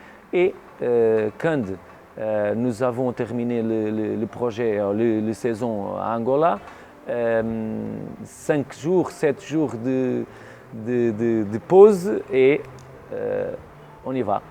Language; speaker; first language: French; non-native, learner; Portuguese